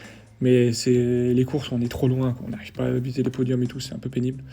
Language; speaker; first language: French; native; French